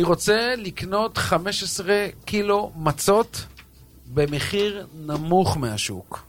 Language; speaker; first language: Hebrew; native; Hebrew